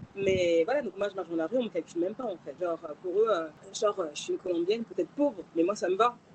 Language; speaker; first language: French; native; French